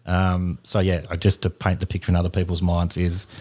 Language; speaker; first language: English; native; English